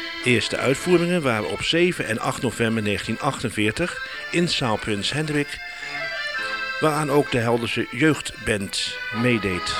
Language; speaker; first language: Dutch; native; Dutch